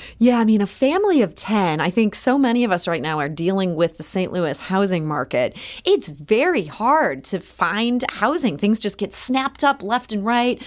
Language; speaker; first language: English; native; English